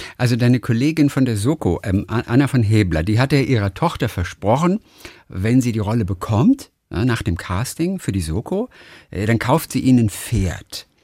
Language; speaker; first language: German; native; German